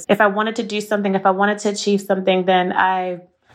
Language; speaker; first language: English; native; English